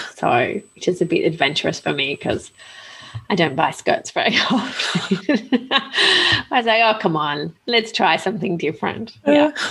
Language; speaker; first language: English; native; English